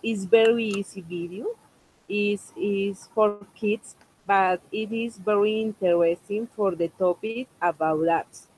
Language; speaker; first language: English; non-native, local second language; Spanish